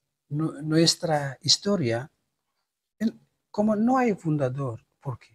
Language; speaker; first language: Spanish; non-native, learner; Indonesian